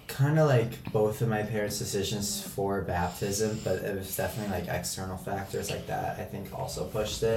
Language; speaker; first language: English; native; English